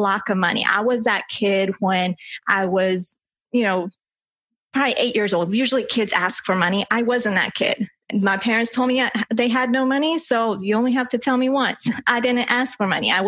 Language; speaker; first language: English; early bilingual, other home language; Spanish